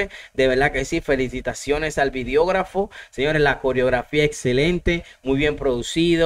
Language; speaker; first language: Spanish; native; Spanish